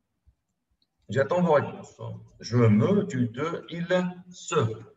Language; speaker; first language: French; non-native, local second language; Arabic